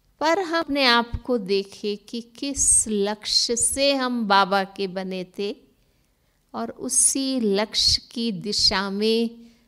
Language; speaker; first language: Hindi; non-native, local second language; Gujarati